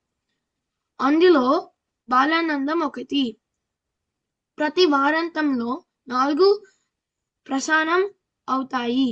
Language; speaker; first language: Telugu; early bilingual, heritage; Telugu